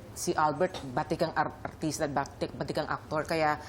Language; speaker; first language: Filipino; native; Filipino